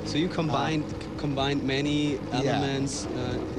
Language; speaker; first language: English; non-native, fluent; German